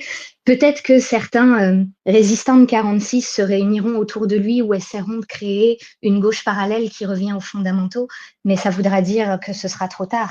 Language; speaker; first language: French; native; French